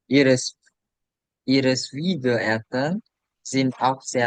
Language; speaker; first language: German; non-native, learner; Indonesian